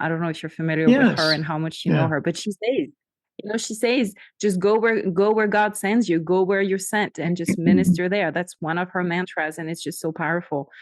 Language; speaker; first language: English; non-native, fluent; French